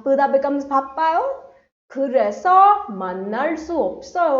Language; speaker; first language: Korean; non-native, fluent; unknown